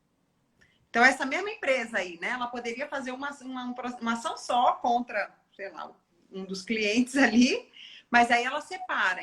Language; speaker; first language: Portuguese; native; Portuguese